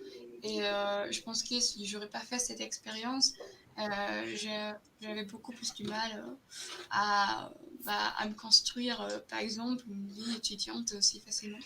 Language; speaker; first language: French; non-native, fluent; German